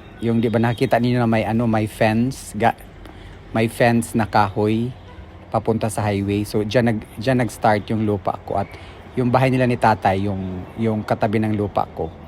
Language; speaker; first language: Filipino; non-native, local second language; Cebuano